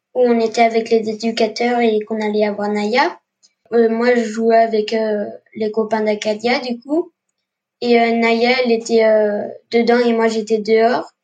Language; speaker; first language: French; native; French